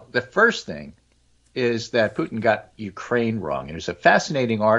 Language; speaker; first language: English; native; English